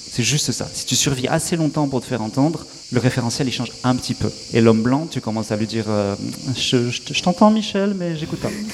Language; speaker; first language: French; native; French